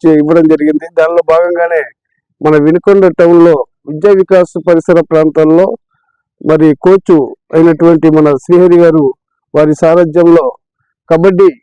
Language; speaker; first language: Telugu; native; Telugu